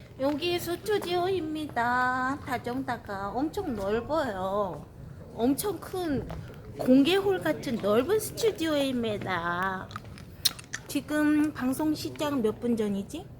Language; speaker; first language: Korean; native; Korean